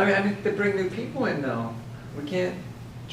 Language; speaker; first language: English; native; English